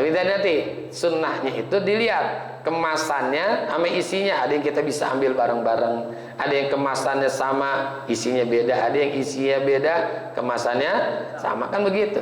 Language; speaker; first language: Indonesian; native; Indonesian